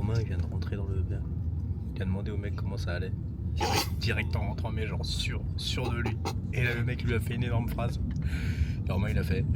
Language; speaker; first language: French; native; French